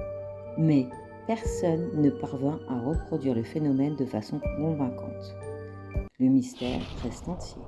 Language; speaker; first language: French; native; French